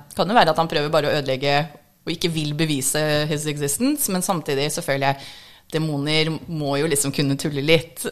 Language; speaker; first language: Norwegian; non-native, fluent; English